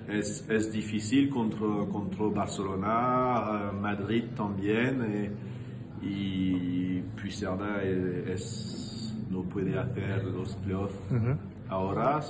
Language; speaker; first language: Spanish; non-native, learner; French